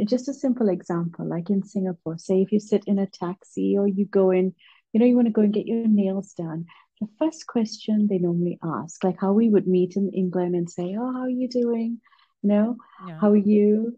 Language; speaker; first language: English; native; English